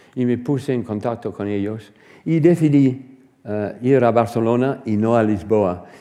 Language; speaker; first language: Spanish; non-native, fluent; English